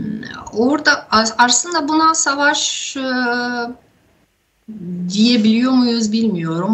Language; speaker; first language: Turkish; non-native, fluent; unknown